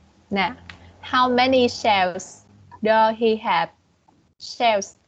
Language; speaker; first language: English; non-native, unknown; Vietnamese